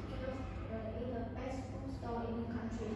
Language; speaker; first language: English; non-native, learner; Vietnamese